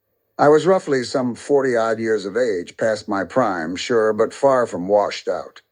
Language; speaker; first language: English; native; English